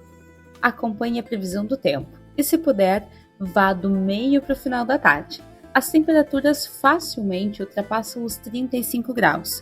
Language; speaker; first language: Portuguese; native; Portuguese